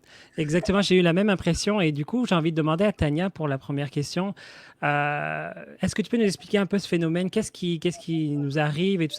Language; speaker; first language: French; native; French